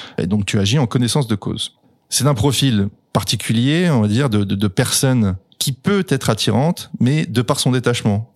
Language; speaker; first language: French; native; French